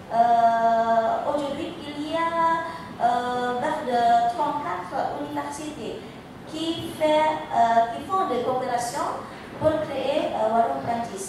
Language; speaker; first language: French; non-native, fluent; Indonesian